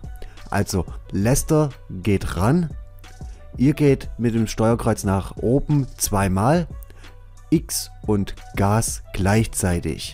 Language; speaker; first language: German; native; German